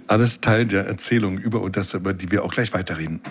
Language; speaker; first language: German; native; German